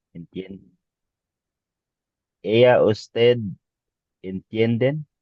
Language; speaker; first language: Spanish; non-native, learner; Filipino